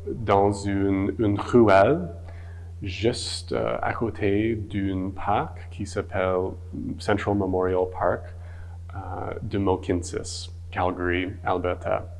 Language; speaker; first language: French; non-native, local second language; English